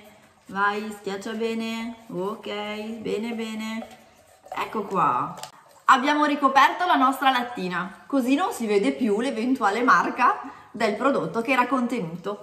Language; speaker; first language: Italian; native; Italian